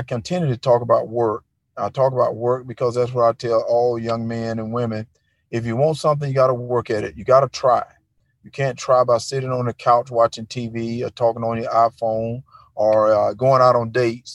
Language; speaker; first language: English; native; English